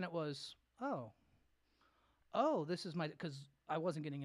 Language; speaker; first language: English; native; English